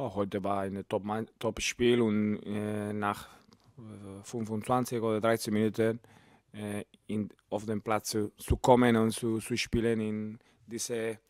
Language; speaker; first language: German; non-native, learner; Spanish